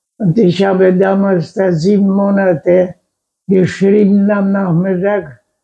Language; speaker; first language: German; non-native, local second language; Low German